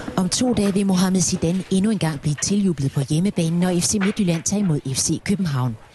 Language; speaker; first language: Danish; native; Danish